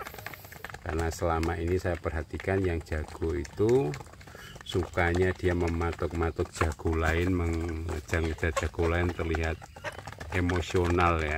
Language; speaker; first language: Indonesian; native; Indonesian